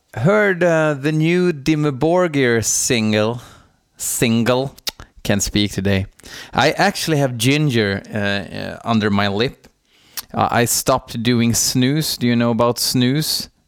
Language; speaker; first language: English; non-native, fluent; Swedish